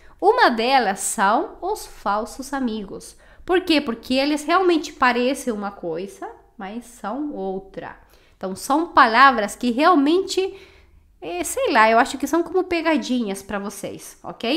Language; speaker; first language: Portuguese; non-native, fluent; Spanish